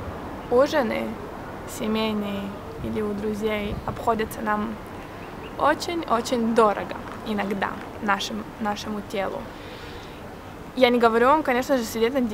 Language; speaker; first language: Russian; early bilingual, heritage; Russian